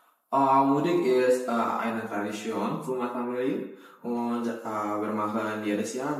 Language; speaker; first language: German; non-native, learner; Indonesian